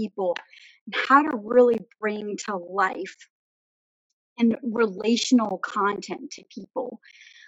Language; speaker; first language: English; native; English